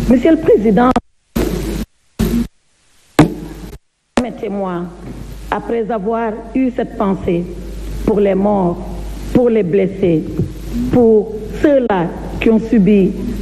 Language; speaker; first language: French; non-native, local second language; Fula